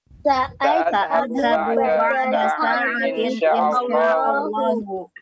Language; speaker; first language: Arabic; non-native, learner; Indonesian